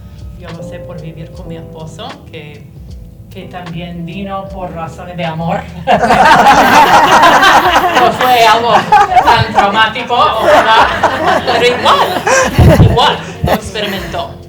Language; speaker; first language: Spanish; non-native, fluent; English